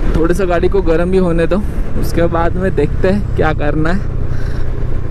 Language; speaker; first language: Hindi; non-native, local second language; Marathi